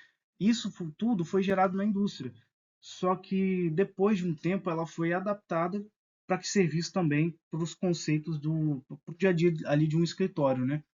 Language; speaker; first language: Portuguese; native; Portuguese